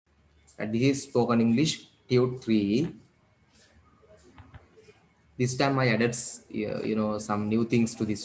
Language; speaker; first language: English; non-native, fluent; Sinhala